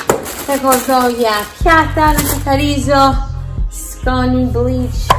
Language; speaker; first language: Greek; early bilingual, heritage; English